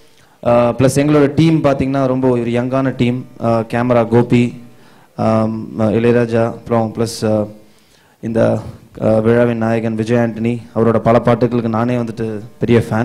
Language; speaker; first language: Tamil; native; Tamil